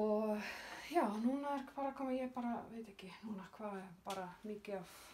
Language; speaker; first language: Icelandic; non-native, learner; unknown